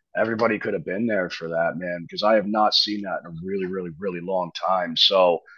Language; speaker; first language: English; native; English